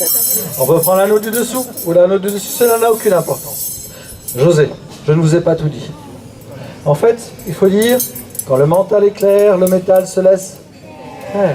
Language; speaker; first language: French; native; French